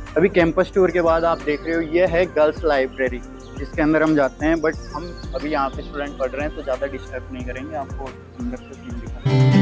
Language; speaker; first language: Hindi; native; Hindi